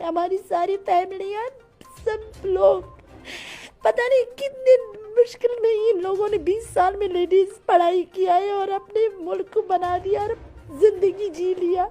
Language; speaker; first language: Hindi; non-native, fluent; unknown